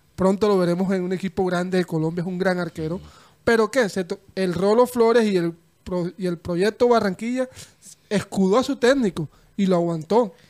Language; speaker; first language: Spanish; native; Spanish